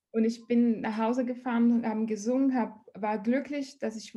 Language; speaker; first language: German; non-native, learner; Portuguese